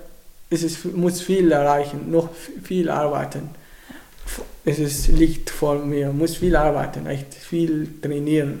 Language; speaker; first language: German; non-native, learner; Arabic